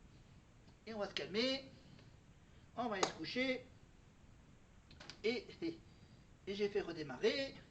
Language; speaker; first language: French; native; French